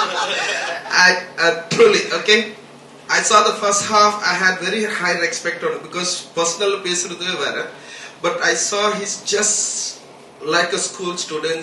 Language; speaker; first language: English; non-native, local second language; Tamil